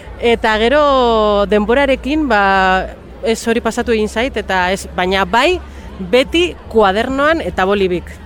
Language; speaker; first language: Basque; non-native, local second language; Spanish